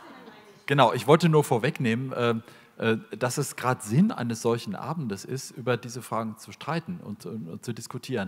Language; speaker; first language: German; native; German